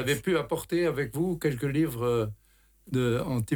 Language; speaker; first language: French; native; French